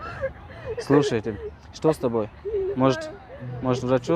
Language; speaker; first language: Russian; non-native, local second language; Tajik